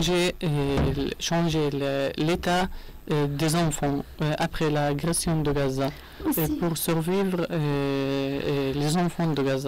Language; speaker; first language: French; non-native, learner; Arabic